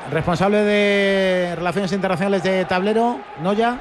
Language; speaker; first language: Spanish; native; Spanish